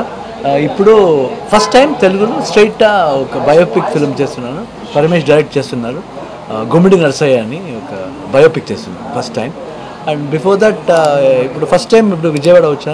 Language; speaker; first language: Telugu; non-native, learner; Kannada